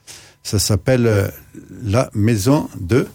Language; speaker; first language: French; native; French